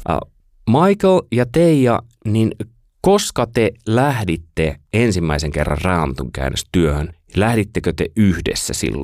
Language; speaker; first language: Finnish; native; Finnish